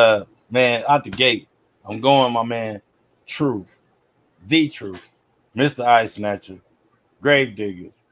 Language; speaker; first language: English; native; English